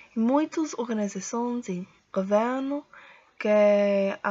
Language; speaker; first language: Portuguese; non-native, learner; English